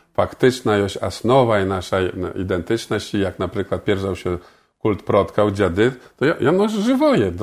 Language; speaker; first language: Polish; non-native, local second language; Belarusian